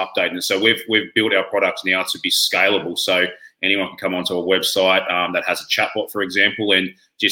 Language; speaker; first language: English; native; English